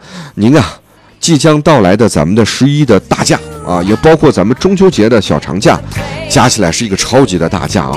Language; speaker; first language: Chinese; native; Chinese